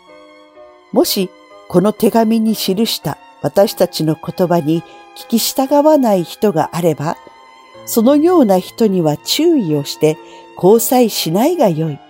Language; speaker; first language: Japanese; native; Japanese